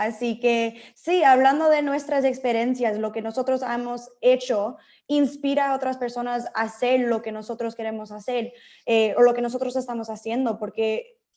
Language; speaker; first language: Spanish; early bilingual, heritage; Spanish